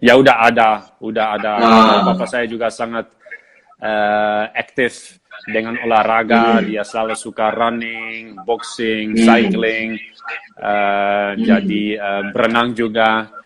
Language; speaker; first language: Indonesian; non-native, fluent; Dutch